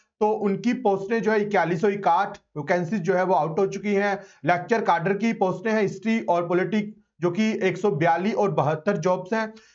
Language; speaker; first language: Hindi; non-native, local second language; Punjabi